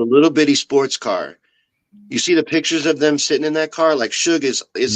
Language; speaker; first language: English; native; English